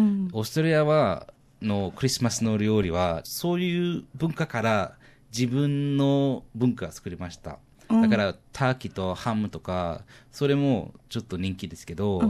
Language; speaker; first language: Japanese; non-native, learner; English